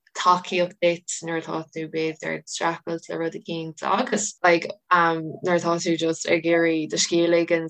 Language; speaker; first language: Irish; non-native, local second language; English